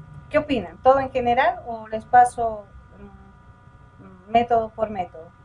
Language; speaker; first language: Spanish; native; Spanish